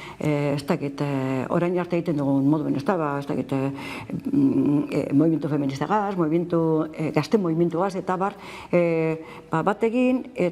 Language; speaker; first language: Basque; native; Basque